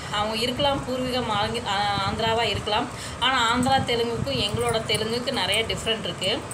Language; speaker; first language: Tamil; non-native, local second language; Telugu